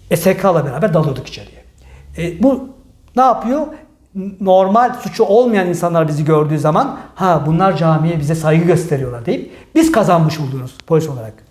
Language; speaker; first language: Turkish; early bilingual, heritage; Turkish